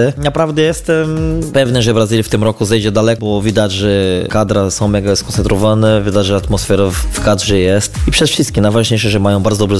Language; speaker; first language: Polish; non-native, fluent; Portuguese